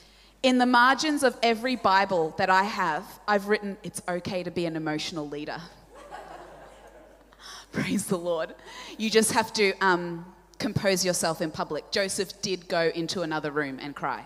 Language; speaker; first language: English; non-native, local second language; Polish